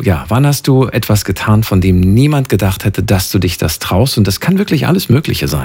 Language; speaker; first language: German; native; German